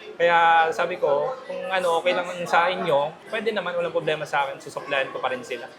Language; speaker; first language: Filipino; native; Filipino